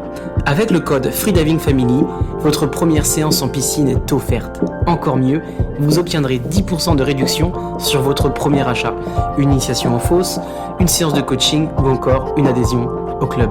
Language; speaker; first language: French; native; French